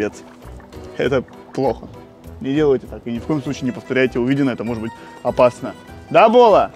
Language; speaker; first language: Russian; native; Russian